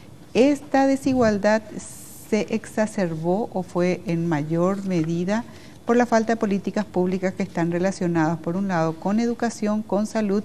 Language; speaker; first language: Spanish; native; Spanish